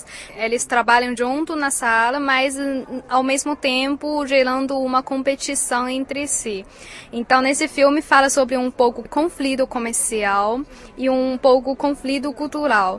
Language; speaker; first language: Portuguese; non-native, fluent; Chinese